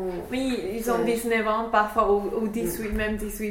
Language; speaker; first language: French; non-native, fluent; English